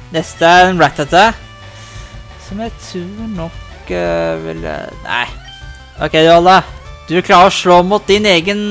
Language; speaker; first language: Norwegian; native; Norwegian